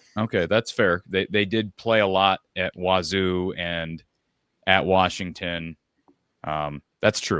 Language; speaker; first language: English; native; English